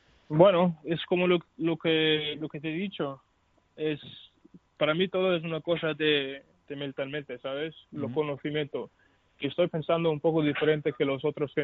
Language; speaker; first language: Spanish; non-native, learner; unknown